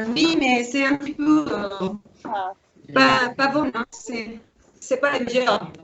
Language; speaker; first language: French; non-native, fluent; Spanish